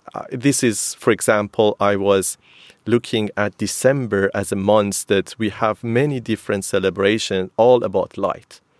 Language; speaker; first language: English; non-native, fluent; Persian